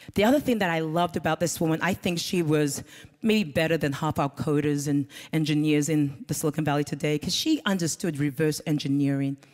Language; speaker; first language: English; native; English